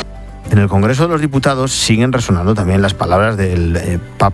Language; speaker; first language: Spanish; native; Spanish